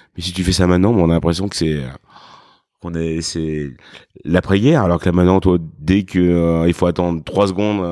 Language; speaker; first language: French; native; French